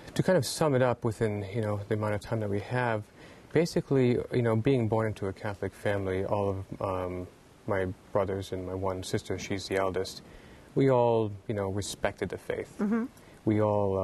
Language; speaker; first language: English; native; English